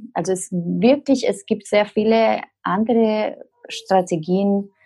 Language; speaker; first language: German; non-native, fluent; Spanish